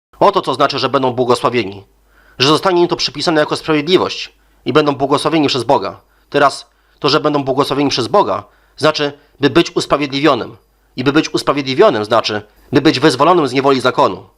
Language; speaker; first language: Polish; native; Polish